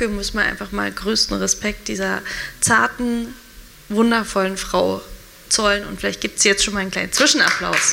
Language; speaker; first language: German; native; German